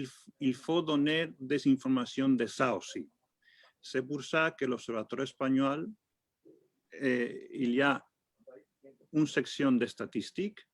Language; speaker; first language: French; non-native, fluent; Spanish